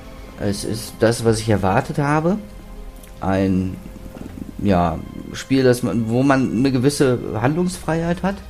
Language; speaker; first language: German; native; German